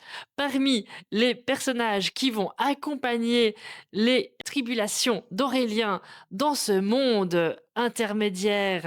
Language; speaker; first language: French; native; French